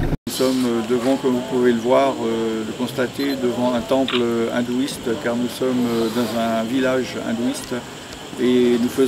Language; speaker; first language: French; native; French